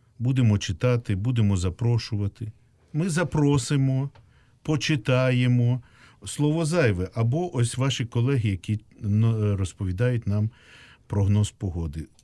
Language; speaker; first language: Ukrainian; native; Ukrainian